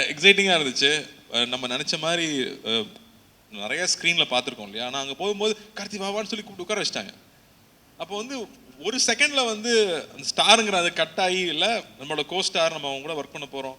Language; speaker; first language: Tamil; native; Tamil